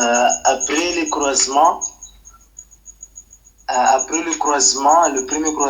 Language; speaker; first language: French; non-native, local second language; Comorian